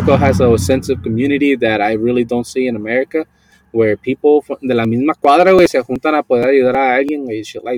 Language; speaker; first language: Spanish; early bilingual, heritage; Spanish